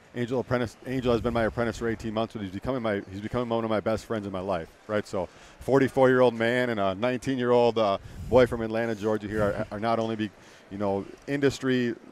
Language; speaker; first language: English; native; English